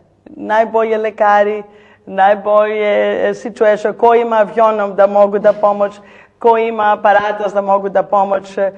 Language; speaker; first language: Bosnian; non-native, learner; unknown